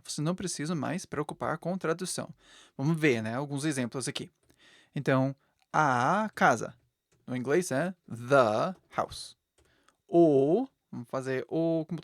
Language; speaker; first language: Portuguese; non-native, fluent; English